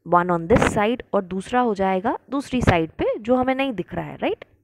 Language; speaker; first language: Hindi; native; Hindi